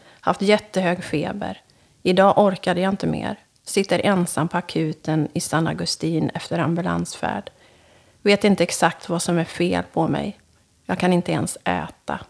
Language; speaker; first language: Swedish; native; Swedish